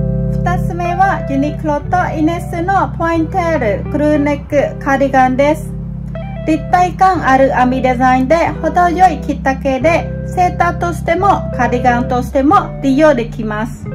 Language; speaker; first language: Japanese; non-native, fluent; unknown